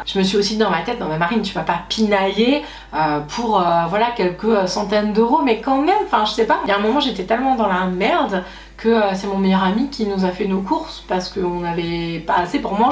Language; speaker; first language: French; native; French